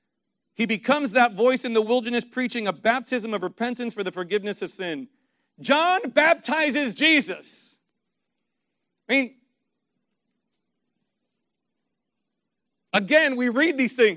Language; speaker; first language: English; native; English